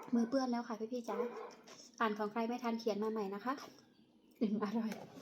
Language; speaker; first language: Thai; non-native, local second language; Khmer